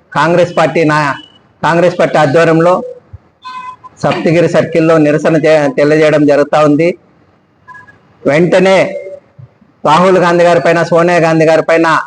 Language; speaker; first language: Telugu; native; Telugu